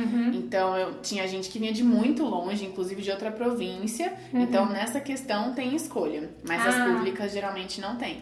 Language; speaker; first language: Portuguese; early bilingual, heritage; Portuguese